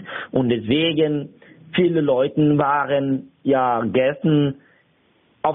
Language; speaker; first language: German; non-native, learner; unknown